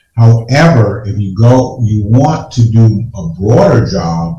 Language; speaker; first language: English; native; English